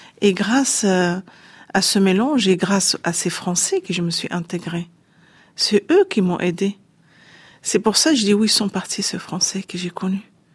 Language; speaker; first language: French; non-native, fluent; Arabic